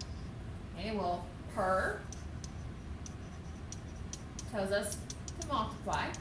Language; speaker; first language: English; native; English